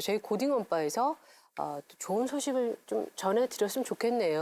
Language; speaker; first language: Korean; native; Korean